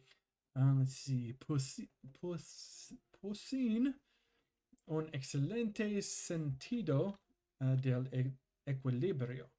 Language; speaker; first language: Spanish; non-native, learner; English